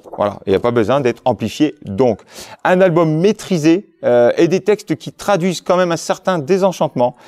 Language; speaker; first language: French; native; French